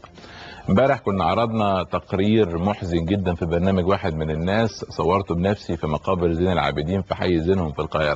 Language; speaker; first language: Arabic; native; Arabic